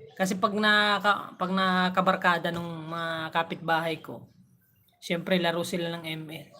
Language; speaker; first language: Filipino; non-native, local second language; Bikol